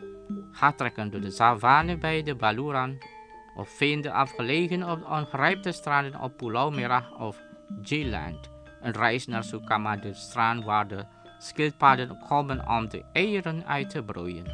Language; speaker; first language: Dutch; non-native, fluent; Indonesian